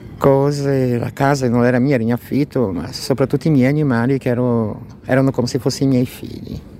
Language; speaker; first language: Italian; non-native, fluent; Portuguese